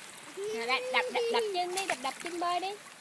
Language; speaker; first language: Vietnamese; native; Vietnamese